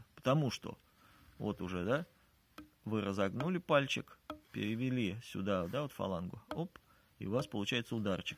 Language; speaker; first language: Russian; native; Russian